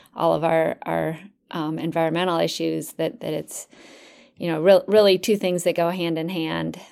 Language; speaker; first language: English; native; English